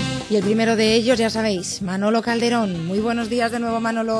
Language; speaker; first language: Spanish; native; Spanish